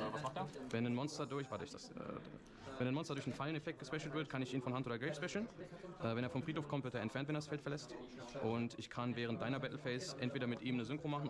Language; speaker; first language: German; native; German